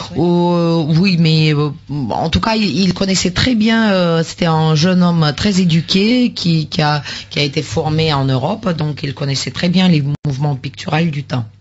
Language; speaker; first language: French; non-native, fluent; Russian